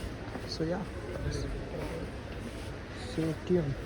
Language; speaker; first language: English; non-native, local second language; Hindi